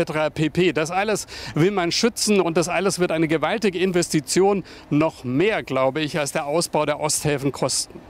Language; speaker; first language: German; native; German